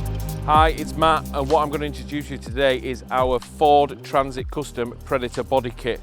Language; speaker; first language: English; native; English